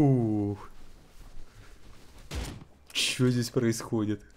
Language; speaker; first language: Russian; native; Russian